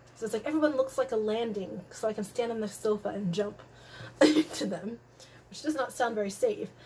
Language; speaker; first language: English; native; English